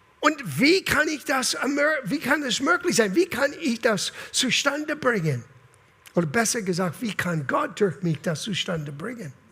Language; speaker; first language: German; non-native, fluent; English